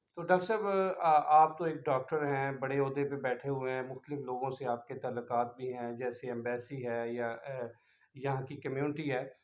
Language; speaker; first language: Urdu; non-native, local second language; Punjabi